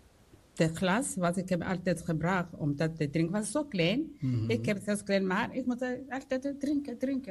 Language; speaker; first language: Dutch; non-native, learner; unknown